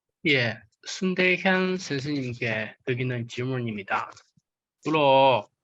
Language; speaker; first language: Korean; non-native, fluent; Chinese